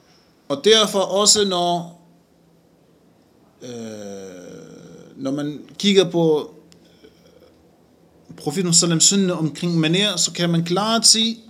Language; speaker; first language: Danish; non-native, fluent; Arabic